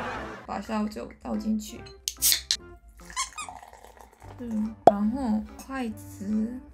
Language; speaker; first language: Chinese; non-native, fluent; Korean